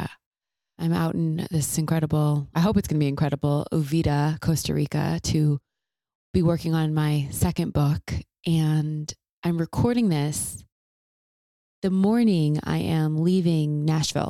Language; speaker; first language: English; native; English